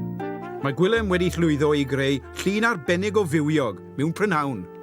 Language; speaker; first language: Welsh; native; Welsh